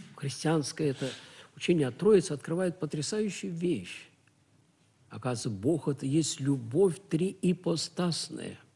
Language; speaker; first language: Russian; native; Russian